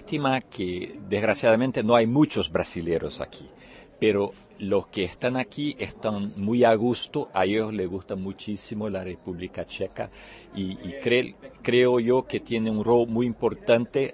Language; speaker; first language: Spanish; non-native, fluent; Portuguese